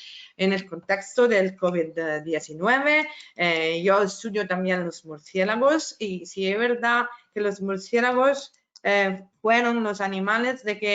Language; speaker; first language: Spanish; non-native, fluent; Italian